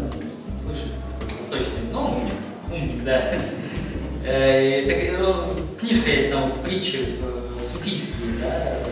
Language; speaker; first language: Russian; native; Russian